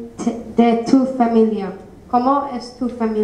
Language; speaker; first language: Spanish; non-native, learner; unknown